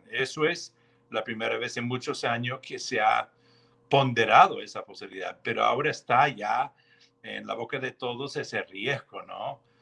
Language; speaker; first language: Spanish; non-native, fluent; English